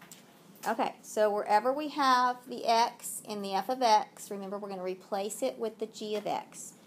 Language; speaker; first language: English; native; English